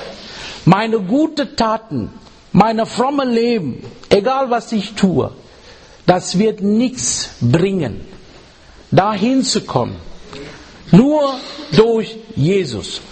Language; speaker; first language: German; non-native, learner; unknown